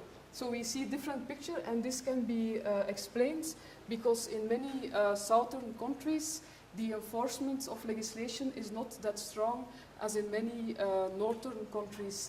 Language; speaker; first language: English; non-native, fluent; Dutch